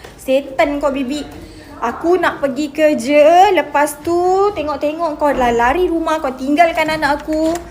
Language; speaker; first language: Malay; native; Malay